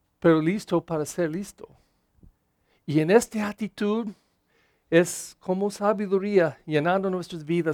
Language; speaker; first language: Spanish; non-native, learner; English